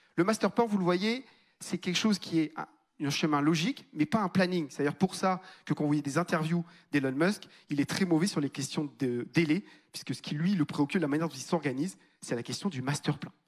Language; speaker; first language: French; native; French